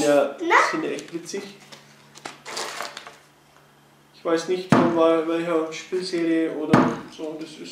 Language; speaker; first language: German; native; German